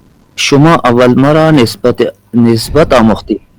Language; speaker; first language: Persian; non-native, learner; Urdu